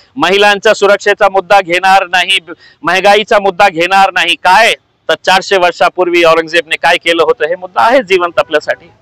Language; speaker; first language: Marathi; non-native, local second language; Urdu